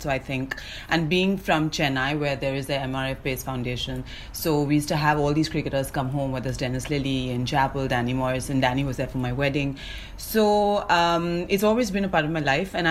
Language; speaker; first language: English; non-native, local second language; Malayalam